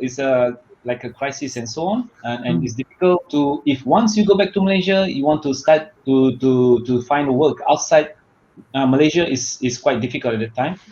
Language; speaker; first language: English; non-native, learner; Malay